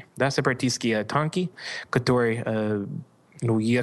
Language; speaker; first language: Russian; non-native, learner; English